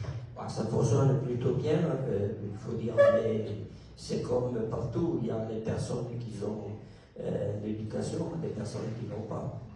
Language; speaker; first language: French; non-native, local second language; Italian